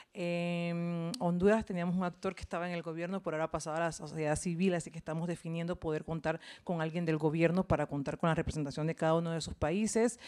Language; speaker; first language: Spanish; native; Spanish